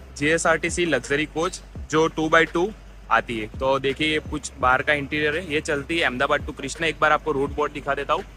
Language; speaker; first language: Hindi; non-native, local second language; Gujarati